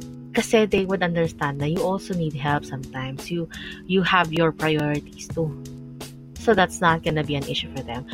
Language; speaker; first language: English; non-native, local second language; Filipino